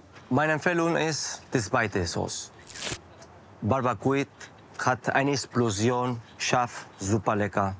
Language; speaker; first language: German; non-native, learner; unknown